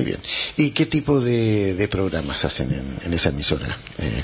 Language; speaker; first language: Spanish; native; Spanish